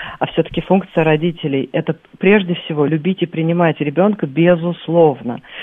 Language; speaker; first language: Russian; native; Russian